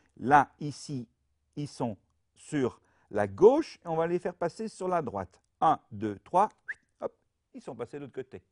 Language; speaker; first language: French; native; French